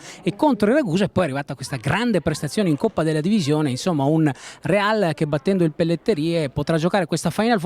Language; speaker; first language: Italian; native; Italian